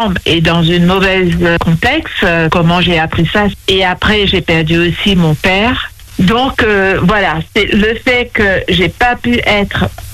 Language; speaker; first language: French; non-native, local second language; Morisyen